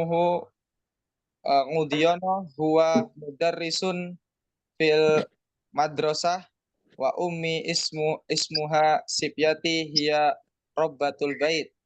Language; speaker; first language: Arabic; non-native, learner; Indonesian